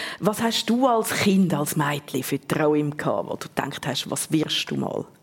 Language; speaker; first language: German; native; German